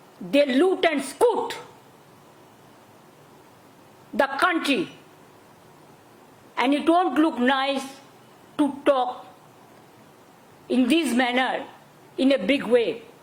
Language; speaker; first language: English; non-native, local second language; Bangla